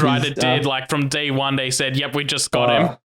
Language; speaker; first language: English; native; English